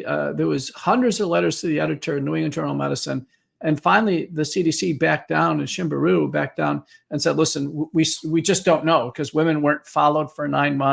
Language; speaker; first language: English; native; English